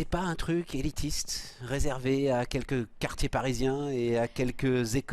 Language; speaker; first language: French; native; French